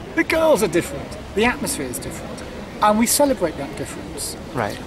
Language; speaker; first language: English; native; English